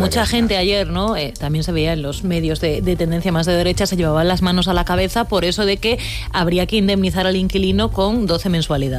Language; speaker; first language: Spanish; native; Spanish